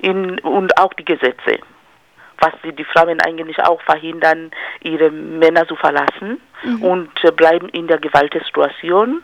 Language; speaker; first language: German; non-native, fluent; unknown